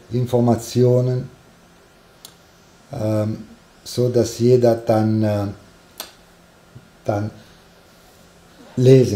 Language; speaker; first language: German; non-native, fluent; Italian